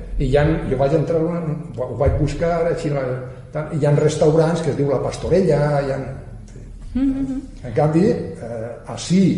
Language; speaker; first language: Catalan; native; Catalan